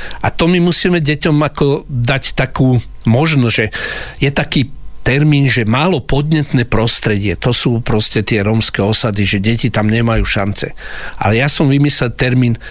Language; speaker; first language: Slovak; native; Slovak